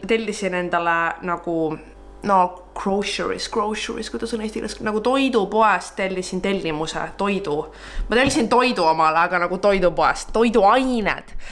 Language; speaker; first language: Estonian; native; Estonian